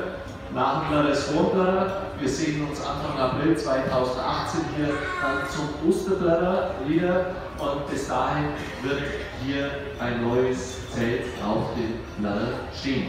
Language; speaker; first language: German; native; German